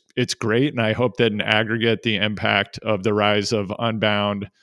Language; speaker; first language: English; native; English